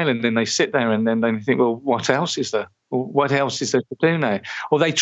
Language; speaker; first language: English; native; English